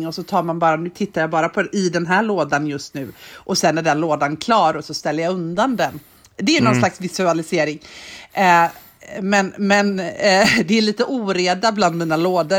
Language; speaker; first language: Swedish; native; Swedish